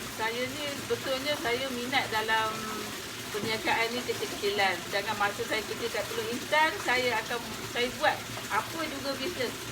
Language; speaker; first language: Malay; native; Malay